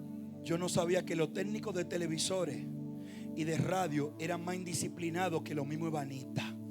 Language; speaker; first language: Spanish; native; Spanish